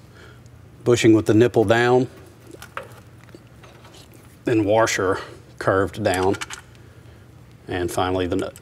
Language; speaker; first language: English; native; English